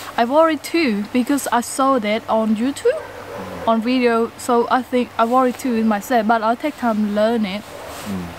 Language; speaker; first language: English; non-native, learner; Khmer